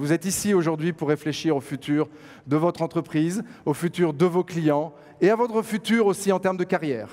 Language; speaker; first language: French; native; French